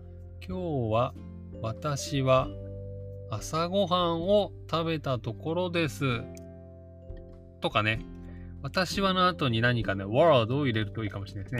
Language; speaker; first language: Japanese; native; Japanese